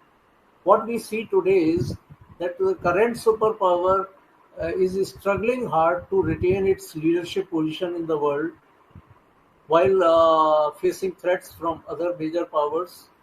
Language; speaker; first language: English; non-native, local second language; Hindi